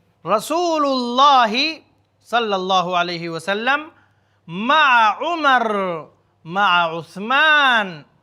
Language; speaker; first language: Arabic; non-native, fluent; Urdu